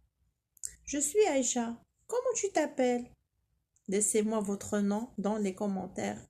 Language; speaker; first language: French; non-native, local second language; Arabic